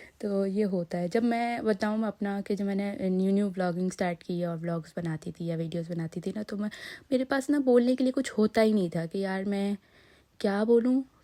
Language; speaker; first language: Urdu; native; Urdu